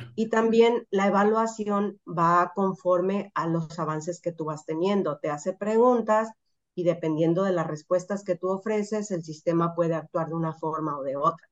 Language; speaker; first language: Spanish; native; Spanish